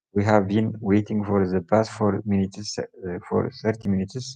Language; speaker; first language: English; non-native, local second language; Amharic